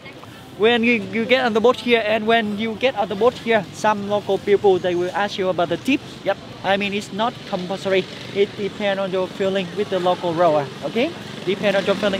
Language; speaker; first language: English; non-native, fluent; Vietnamese